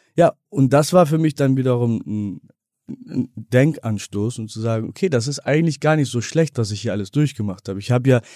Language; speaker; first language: German; native; German